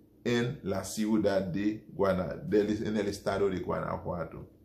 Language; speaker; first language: Spanish; non-native, fluent; Haitian Creole